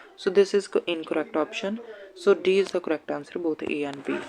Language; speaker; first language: English; non-native, local second language; Punjabi